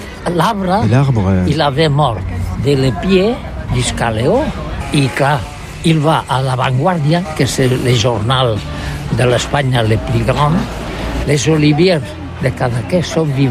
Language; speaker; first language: French; non-native, learner; Catalan